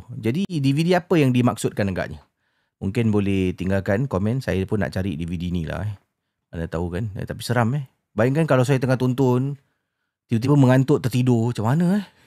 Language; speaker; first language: Malay; native; Malay